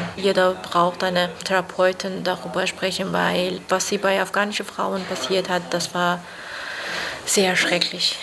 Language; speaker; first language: German; non-native, fluent; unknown